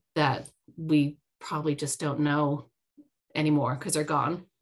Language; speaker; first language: English; native; English